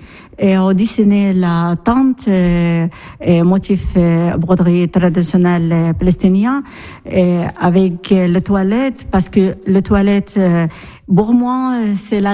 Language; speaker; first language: French; non-native, learner; Arabic